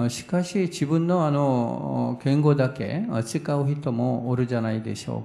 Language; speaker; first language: Japanese; non-native, fluent; Korean